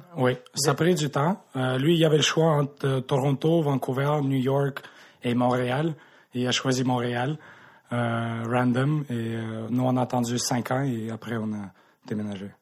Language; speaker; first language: French; early bilingual, other home language; Russian